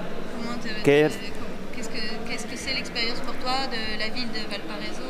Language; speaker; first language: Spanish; non-native, learner; French